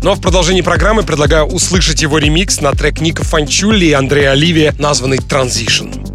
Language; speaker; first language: Russian; native; Russian